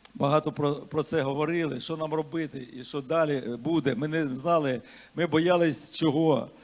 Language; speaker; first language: Ukrainian; non-native, local second language; Russian